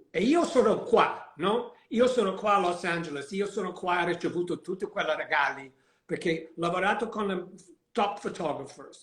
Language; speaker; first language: Italian; non-native, learner; English